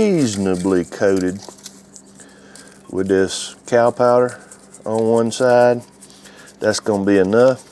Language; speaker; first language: English; native; English